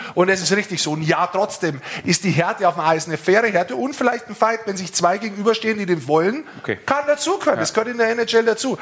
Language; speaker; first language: German; native; German